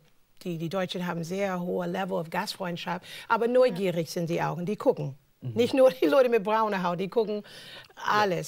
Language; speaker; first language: German; non-native, learner; English